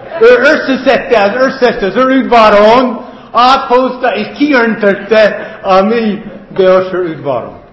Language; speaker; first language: Hungarian; non-native, fluent; English